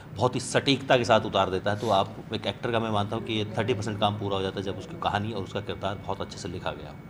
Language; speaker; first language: Hindi; native; Hindi